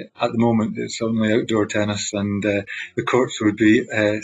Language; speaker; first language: English; native; English